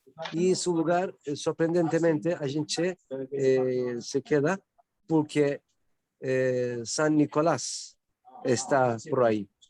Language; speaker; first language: Portuguese; non-native, learner; Turkish